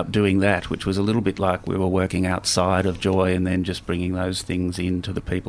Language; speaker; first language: English; native; English